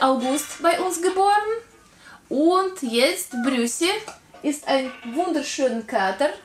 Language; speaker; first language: German; non-native, learner; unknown